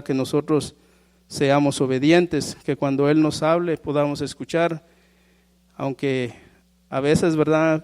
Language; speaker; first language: Spanish; native; Spanish